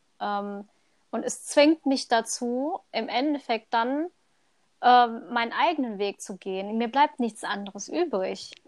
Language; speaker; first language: German; early bilingual, other home language; Thai